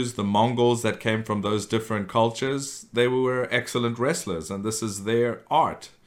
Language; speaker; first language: English; native; English